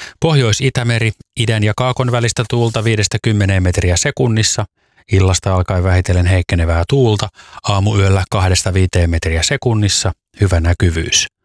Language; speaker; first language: Finnish; native; Finnish